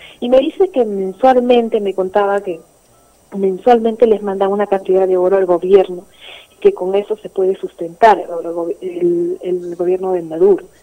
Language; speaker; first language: Spanish; native; Spanish